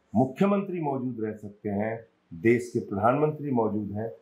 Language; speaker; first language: Hindi; native; Hindi